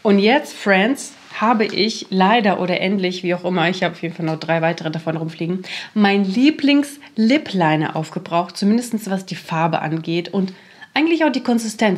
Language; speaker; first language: German; native; German